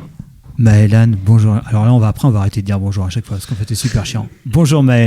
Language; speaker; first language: French; native; French